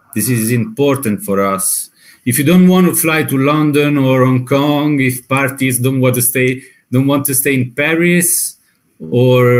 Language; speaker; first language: English; non-native, fluent; Italian